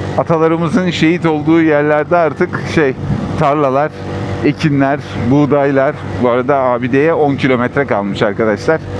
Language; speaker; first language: Turkish; early bilingual, heritage; Turkish